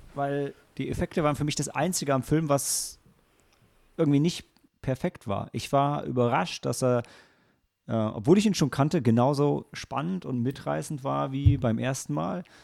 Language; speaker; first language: German; native; German